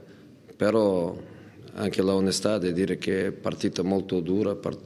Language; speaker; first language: Italian; non-native, fluent; Portuguese